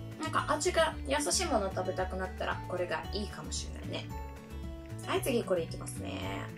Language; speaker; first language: Japanese; non-native, fluent; Russian